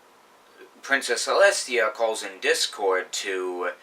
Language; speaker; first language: English; native; English